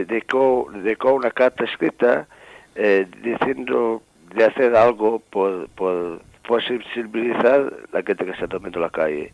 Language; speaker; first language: Spanish; non-native, learner; Italian